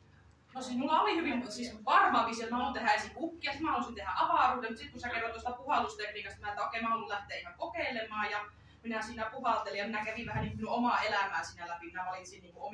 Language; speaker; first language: Finnish; native; Finnish